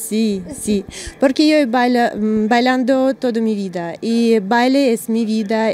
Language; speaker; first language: Spanish; non-native, learner; Russian